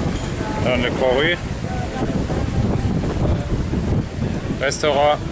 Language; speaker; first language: French; non-native, learner; German